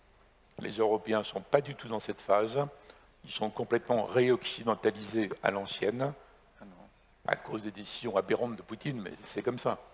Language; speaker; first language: French; native; French